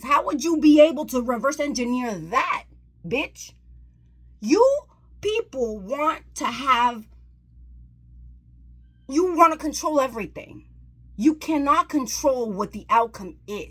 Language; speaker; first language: English; native; English